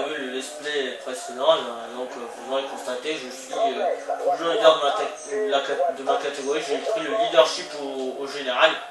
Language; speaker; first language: French; native; French